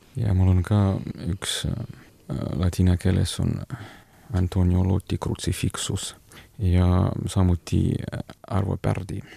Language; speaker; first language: Estonian; non-native, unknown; Ukrainian